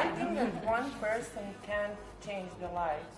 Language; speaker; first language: English; non-native, learner; Serbian